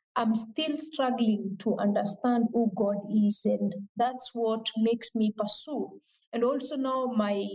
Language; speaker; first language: English; non-native, local second language; Meru